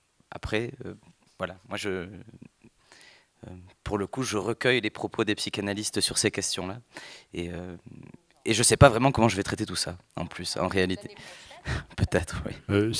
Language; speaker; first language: French; native; French